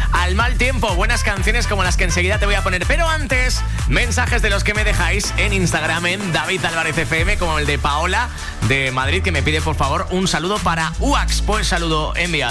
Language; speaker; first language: Spanish; native; Spanish